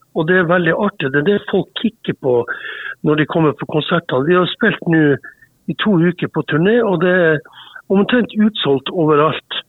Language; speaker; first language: Norwegian; native; Norwegian